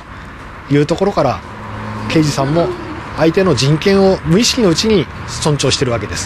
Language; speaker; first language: Japanese; native; Japanese